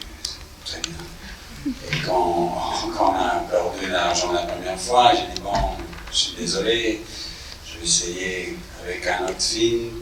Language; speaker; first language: French; non-native, fluent; English